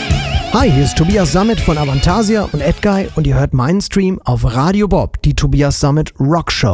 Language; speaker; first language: German; native; German